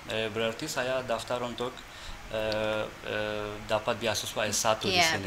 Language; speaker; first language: Indonesian; non-native, fluent; Persian